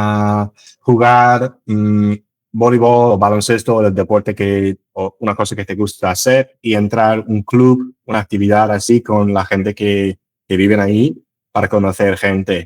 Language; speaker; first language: Spanish; non-native, fluent; English